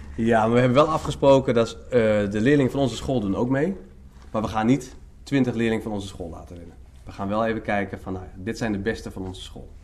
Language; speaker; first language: Dutch; native; Dutch